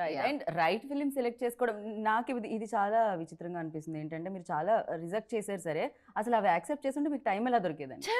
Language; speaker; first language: Telugu; native; Telugu